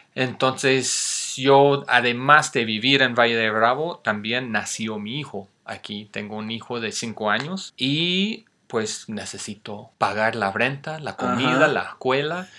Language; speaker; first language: Spanish; non-native, fluent; English